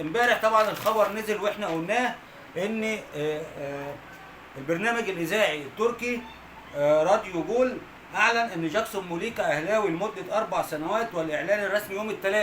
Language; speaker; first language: Arabic; native; Arabic